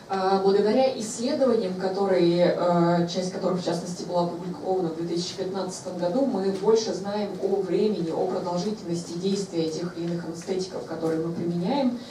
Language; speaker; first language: Russian; native; Russian